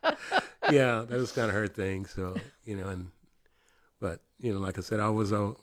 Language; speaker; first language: English; native; English